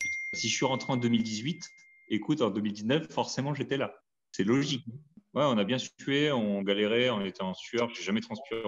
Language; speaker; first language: French; native; French